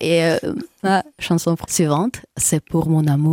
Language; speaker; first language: French; non-native, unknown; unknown